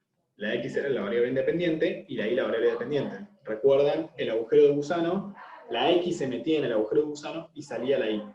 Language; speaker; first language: Spanish; native; Spanish